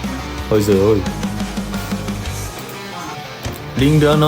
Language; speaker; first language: Vietnamese; non-native, learner; Korean